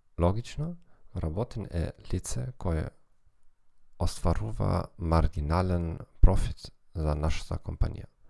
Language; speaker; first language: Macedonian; non-native, fluent; German